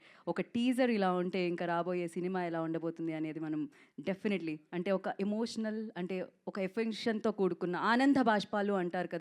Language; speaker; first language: Telugu; native; Telugu